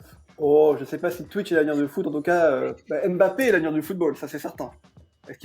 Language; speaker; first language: French; native; French